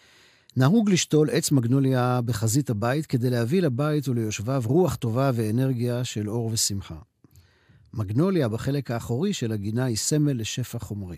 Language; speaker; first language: Hebrew; native; Hebrew